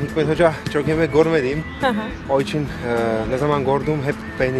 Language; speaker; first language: Turkish; non-native, learner; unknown